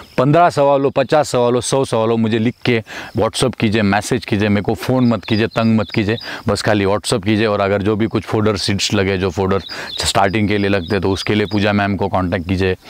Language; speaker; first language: Hindi; non-native, local second language; Marathi